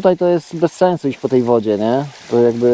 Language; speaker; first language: Polish; native; Polish